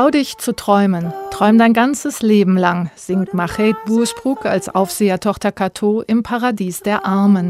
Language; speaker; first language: German; native; German